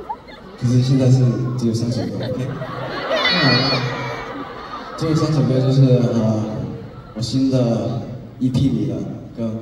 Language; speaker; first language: Chinese; early bilingual, heritage; English